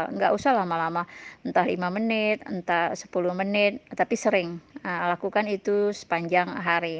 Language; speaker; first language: Indonesian; native; Indonesian